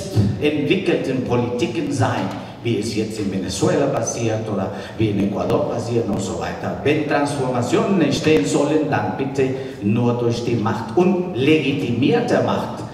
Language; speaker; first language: German; non-native, fluent; Spanish